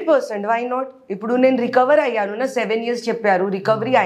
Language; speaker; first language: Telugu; non-native, learner; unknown